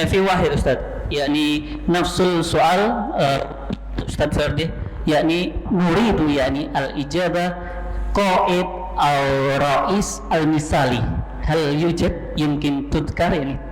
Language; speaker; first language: Arabic; non-native, learner; Indonesian